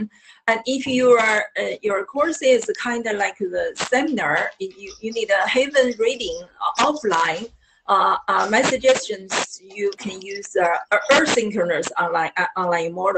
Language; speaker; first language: English; non-native, learner; Chinese